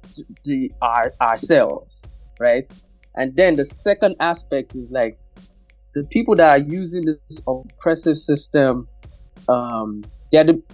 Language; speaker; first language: English; non-native, local second language; Yoruba